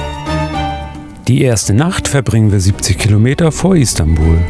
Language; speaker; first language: German; native; German